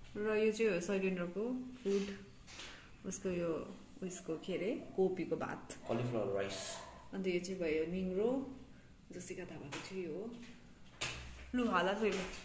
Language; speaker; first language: Nepali; native; Nepali